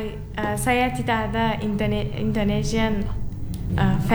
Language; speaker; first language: Indonesian; non-native, learner; Turkmen